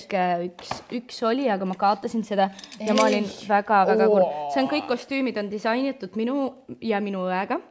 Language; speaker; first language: Estonian; non-native, local second language; Russian